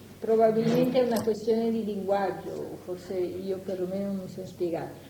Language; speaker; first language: Italian; native; Italian